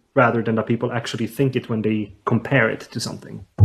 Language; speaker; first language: English; non-native, fluent; Swedish